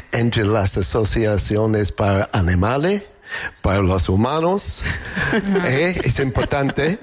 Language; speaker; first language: Spanish; non-native, fluent; English